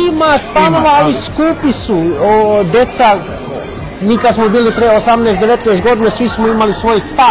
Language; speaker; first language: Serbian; early bilingual, heritage; Serbian